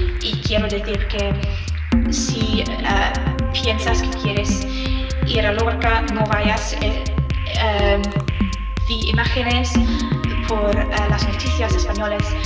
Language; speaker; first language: Spanish; non-native, learner; English